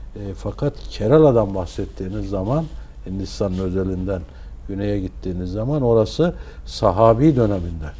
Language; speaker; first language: Turkish; native; Turkish